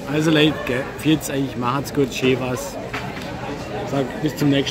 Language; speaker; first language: German; native; German